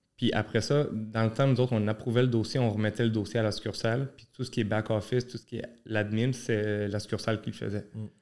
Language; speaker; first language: French; early bilingual, other home language; Arabic